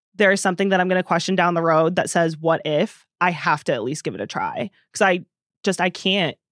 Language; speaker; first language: English; native; English